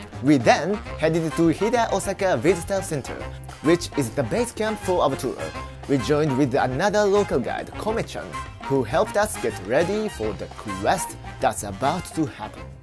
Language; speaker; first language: English; non-native, fluent; Japanese